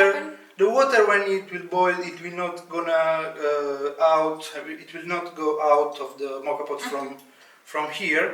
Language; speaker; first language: English; non-native, fluent; Italian